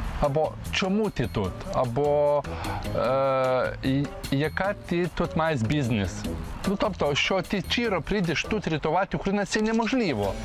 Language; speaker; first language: Ukrainian; non-native, learner; Lithuanian